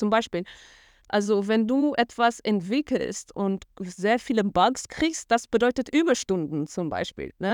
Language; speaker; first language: German; non-native, fluent; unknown